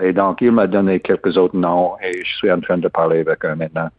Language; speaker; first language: French; non-native, learner; English